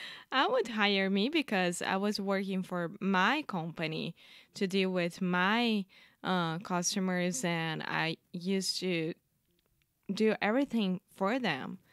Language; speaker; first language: English; non-native, fluent; Portuguese